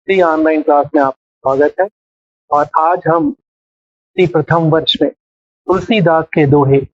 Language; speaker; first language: Hindi; non-native, local second language; Telugu